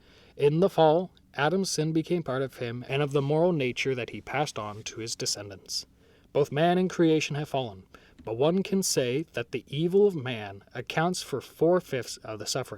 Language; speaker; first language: English; native; English